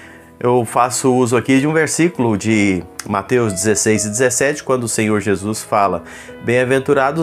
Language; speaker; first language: Portuguese; native; Portuguese